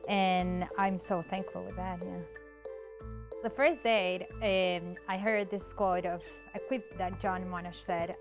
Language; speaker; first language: English; non-native, fluent; Spanish